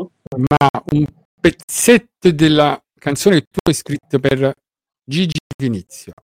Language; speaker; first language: Italian; native; Italian